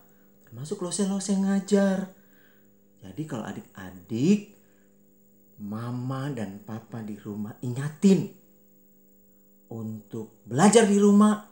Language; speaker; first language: Malay; native; Malay